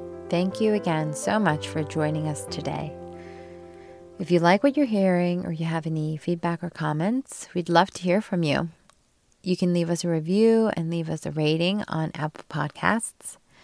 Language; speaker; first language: English; early bilingual, other home language; Korean